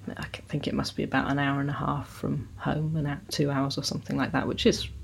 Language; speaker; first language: English; native; English